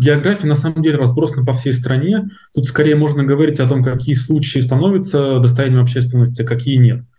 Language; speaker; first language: Russian; native; Russian